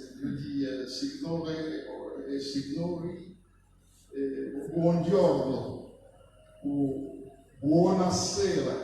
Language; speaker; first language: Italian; non-native, fluent; French